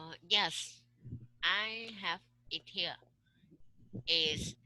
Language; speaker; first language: English; non-native, learner; Vietnamese